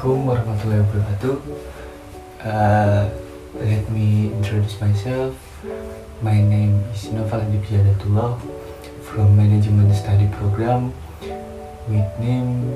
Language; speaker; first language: English; non-native, learner; Indonesian